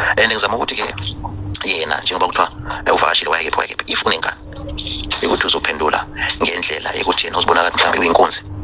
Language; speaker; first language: Zulu; non-native, fluent; Nyanja